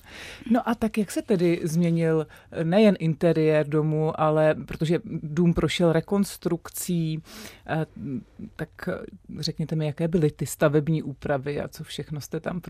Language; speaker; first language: Czech; native; Czech